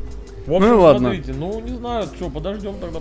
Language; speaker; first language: Russian; native; Russian